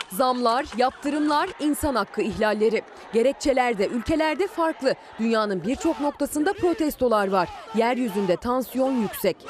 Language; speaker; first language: Turkish; native; Turkish